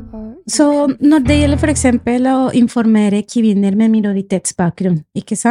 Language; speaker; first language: Norwegian; non-native, fluent; Spanish